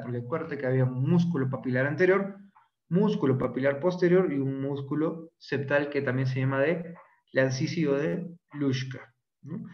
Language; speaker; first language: Spanish; native; Spanish